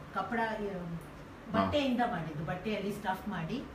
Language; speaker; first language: Kannada; non-native, local second language; Tamil